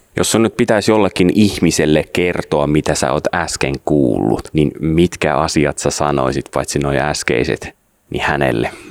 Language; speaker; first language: Finnish; native; Finnish